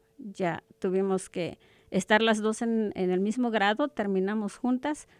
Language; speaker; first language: Spanish; non-native, local second language; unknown